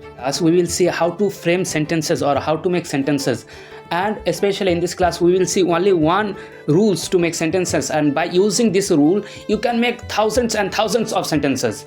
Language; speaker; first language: English; non-native, local second language; Bangla